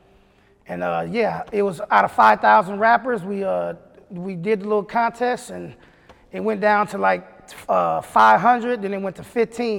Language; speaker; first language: English; native; English